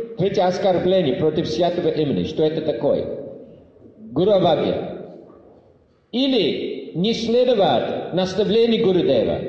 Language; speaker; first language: Russian; non-native, fluent; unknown